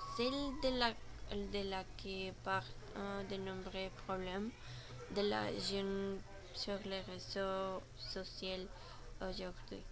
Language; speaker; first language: French; non-native, learner; Spanish